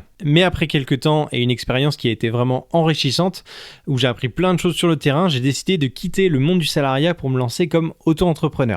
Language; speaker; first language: French; native; French